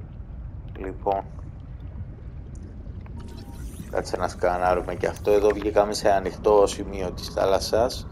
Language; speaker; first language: Greek; native; Greek